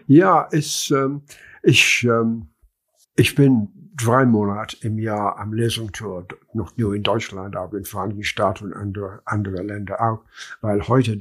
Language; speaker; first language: German; non-native, learner; English